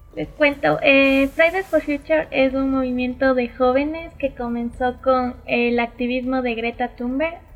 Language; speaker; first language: Spanish; native; Spanish